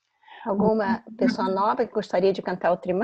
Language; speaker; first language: Portuguese; native; Portuguese